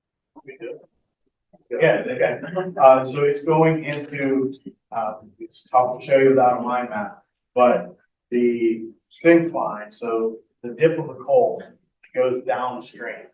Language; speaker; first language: English; native; English